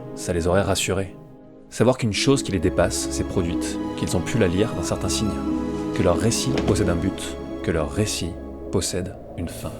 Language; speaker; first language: French; native; French